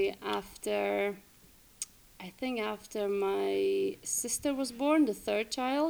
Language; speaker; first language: English; non-native, fluent; Lithuanian